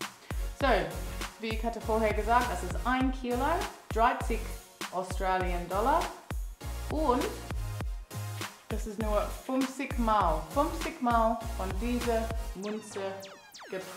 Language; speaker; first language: German; non-native, learner; English